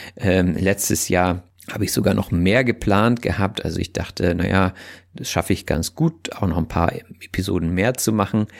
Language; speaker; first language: German; native; German